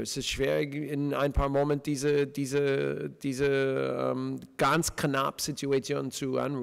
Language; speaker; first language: German; non-native, fluent; English